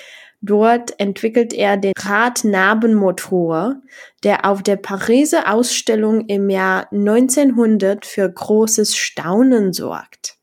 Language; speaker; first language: German; non-native, fluent; Czech